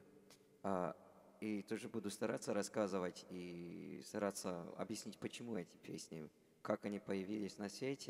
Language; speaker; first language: Russian; non-native, fluent; English